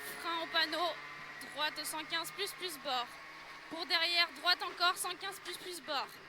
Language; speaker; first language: French; native; French